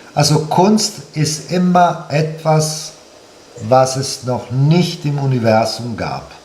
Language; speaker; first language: German; non-native, fluent; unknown